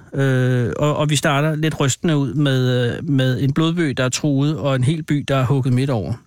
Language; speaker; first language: Danish; native; Danish